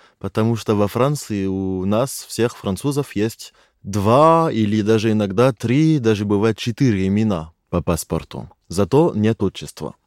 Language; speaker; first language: Russian; non-native, fluent; French